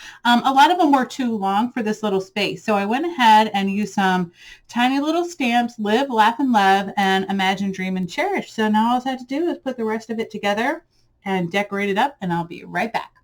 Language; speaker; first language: English; native; English